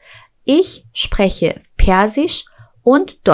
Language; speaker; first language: German; non-native, fluent; Persian